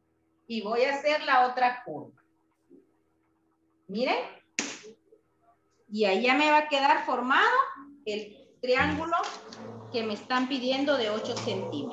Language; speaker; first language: Spanish; native; Spanish